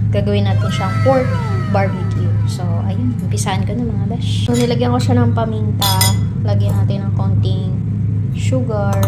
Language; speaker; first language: Filipino; native; Filipino